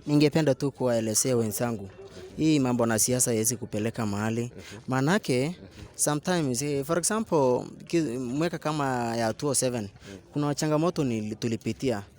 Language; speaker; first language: Swahili; non-native, local second language; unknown